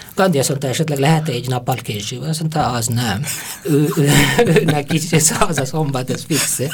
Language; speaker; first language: Hungarian; non-native, fluent; Tamil